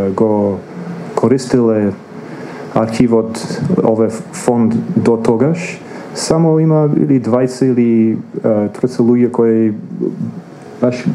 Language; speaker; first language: Macedonian; non-native, fluent; English